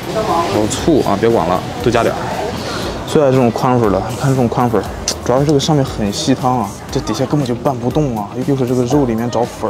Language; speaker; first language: Chinese; native; Chinese